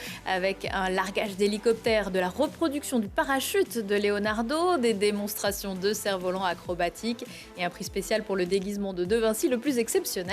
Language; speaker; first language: French; native; French